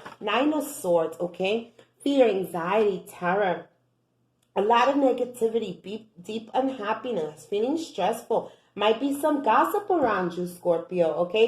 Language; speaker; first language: English; native; English